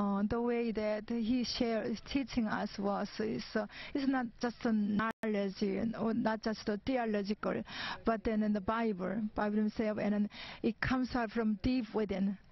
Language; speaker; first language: English; non-native, fluent; Korean